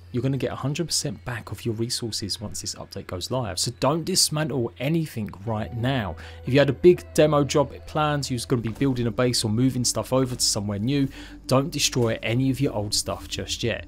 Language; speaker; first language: English; native; English